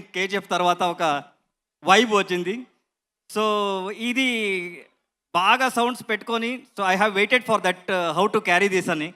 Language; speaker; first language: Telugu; non-native, learner; Kannada